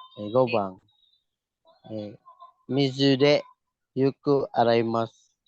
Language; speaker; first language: Japanese; non-native, learner; Cebuano